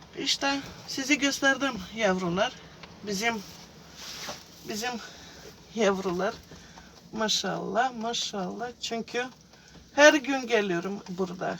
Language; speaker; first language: Turkish; non-native, fluent; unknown